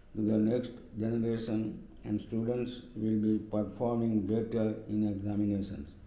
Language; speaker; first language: English; non-native, local second language; Gujarati